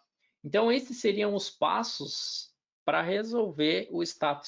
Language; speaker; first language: Portuguese; native; Portuguese